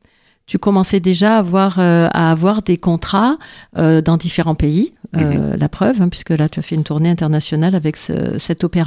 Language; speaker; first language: French; native; French